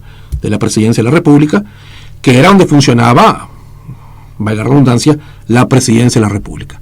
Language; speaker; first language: Spanish; native; Spanish